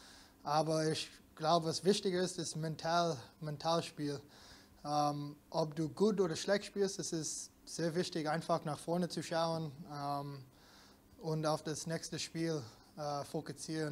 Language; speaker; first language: German; non-native, fluent; English